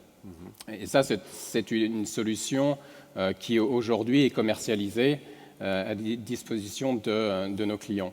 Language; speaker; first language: French; native; French